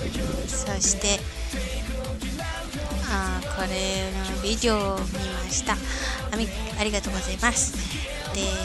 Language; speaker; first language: Japanese; non-native, learner; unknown